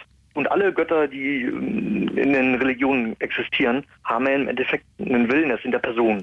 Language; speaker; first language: German; native; German